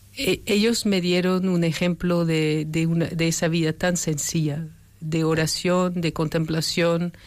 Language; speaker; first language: Spanish; non-native, fluent; French